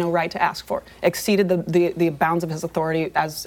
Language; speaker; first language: English; native; English